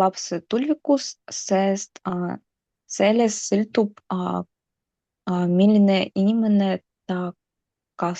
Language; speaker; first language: Estonian; non-native, local second language; Russian